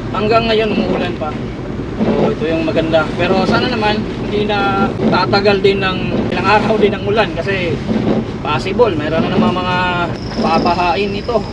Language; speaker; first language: Filipino; non-native, local second language; Cebuano